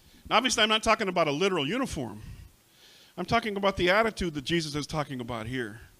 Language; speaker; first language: English; native; English